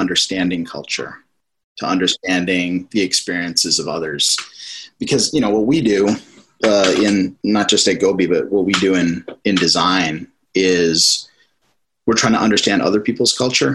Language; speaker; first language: English; native; English